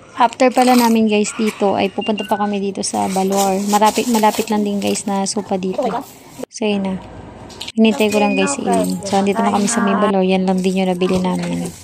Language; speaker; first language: Filipino; native; Filipino